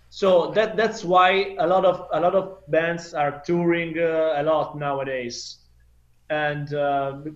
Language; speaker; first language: English; non-native, fluent; Italian